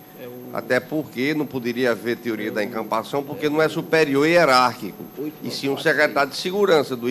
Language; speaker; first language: Portuguese; native; Portuguese